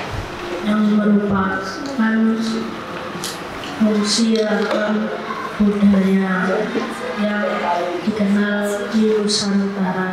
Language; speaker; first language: Indonesian; native; Indonesian